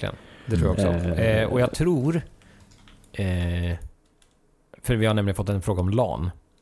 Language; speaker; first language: Swedish; native; Swedish